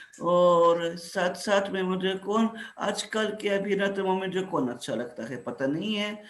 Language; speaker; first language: Hindi; non-native, fluent; Russian